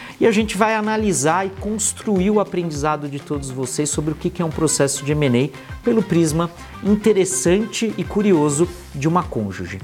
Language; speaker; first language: Portuguese; native; Portuguese